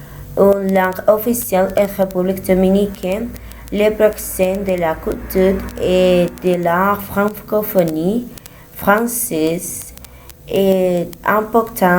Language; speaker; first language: French; non-native, learner; Spanish